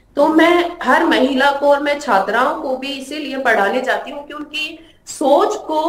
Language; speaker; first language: Hindi; native; Hindi